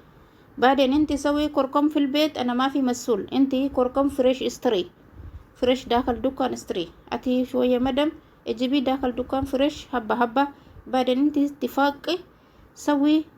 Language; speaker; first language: Arabic; non-native, learner; Oromo